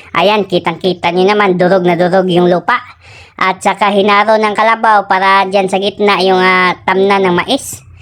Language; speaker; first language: Filipino; native; Filipino